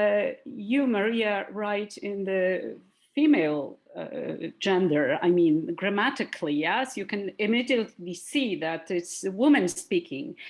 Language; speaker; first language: English; non-native, fluent; Polish